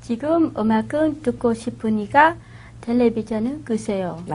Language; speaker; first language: Korean; non-native, learner; Vietnamese